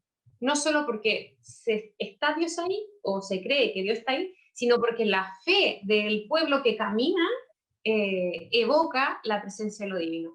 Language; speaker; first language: Spanish; native; Spanish